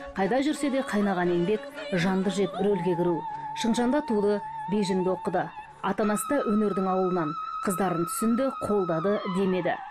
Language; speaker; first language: Kazakh; native; Kazakh